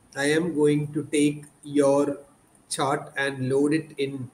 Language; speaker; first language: English; non-native, local second language; Malayalam